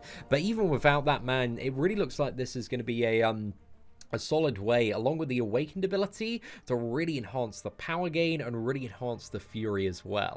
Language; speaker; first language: English; native; English